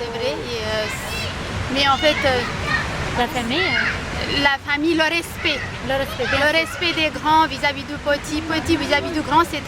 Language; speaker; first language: French; non-native, fluent; Nepali